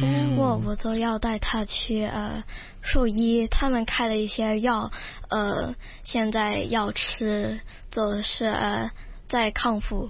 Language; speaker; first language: Chinese; non-native, local second language; Cantonese